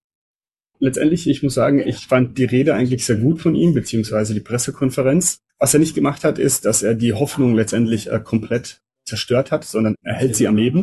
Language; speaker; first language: German; native; German